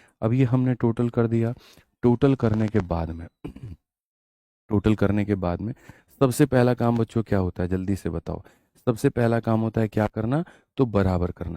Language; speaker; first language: Hindi; native; Hindi